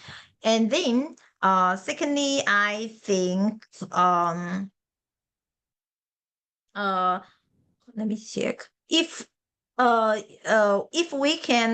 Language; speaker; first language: English; non-native, learner; Chinese